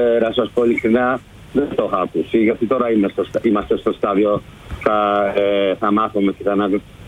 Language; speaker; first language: Greek; early bilingual, heritage; Greek